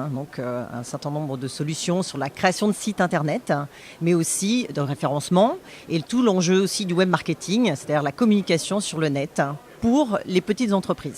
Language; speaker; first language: French; native; French